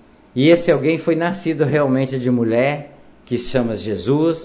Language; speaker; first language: Portuguese; native; Portuguese